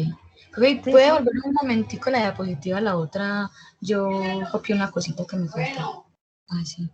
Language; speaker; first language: Spanish; native; Spanish